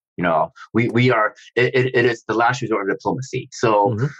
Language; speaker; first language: English; native; English